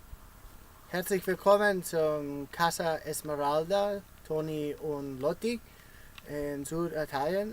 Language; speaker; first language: German; non-native, learner; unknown